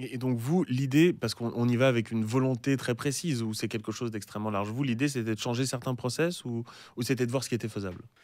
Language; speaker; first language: French; native; French